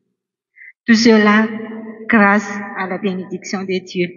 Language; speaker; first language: French; non-native, local second language; Malagasy